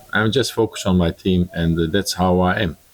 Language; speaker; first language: English; non-native, learner; Croatian